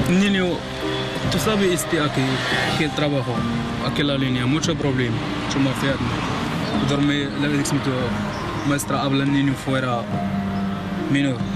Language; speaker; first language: Spanish; non-native, learner; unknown